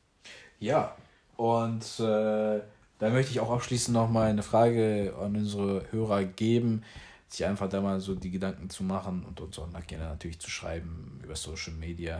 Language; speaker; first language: German; native; German